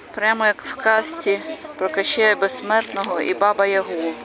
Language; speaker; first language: Ukrainian; native; Ukrainian